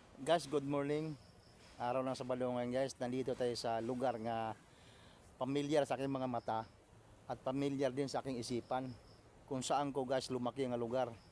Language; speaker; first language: Filipino; non-native, local second language; Hiligaynon